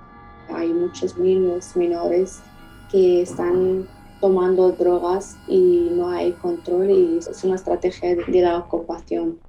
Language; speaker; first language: Spanish; non-native, fluent; Arabic